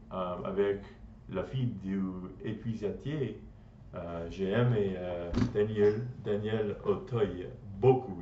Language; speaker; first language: French; non-native, learner; English